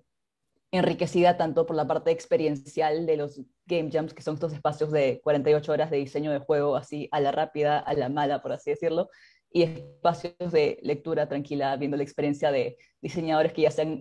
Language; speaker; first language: Spanish; native; Spanish